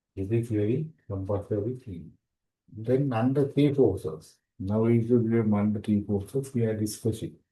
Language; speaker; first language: English; non-native, local second language; Sinhala